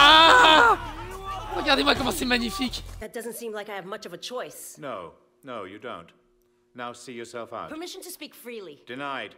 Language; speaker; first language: French; native; French